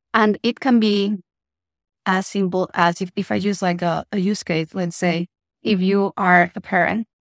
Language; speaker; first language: English; non-native, fluent; Spanish